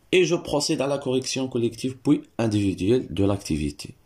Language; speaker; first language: French; non-native, local second language; Arabic